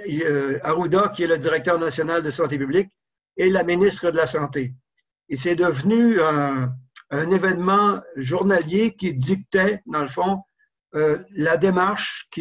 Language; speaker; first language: French; native; French